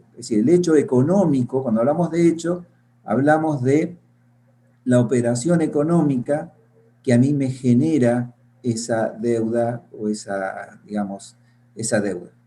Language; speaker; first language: Spanish; native; Spanish